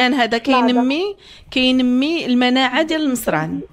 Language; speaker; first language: Arabic; native; Arabic